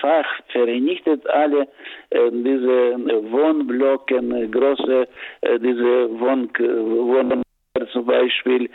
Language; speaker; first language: German; non-native, learner; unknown